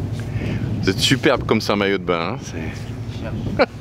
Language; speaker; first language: French; native; French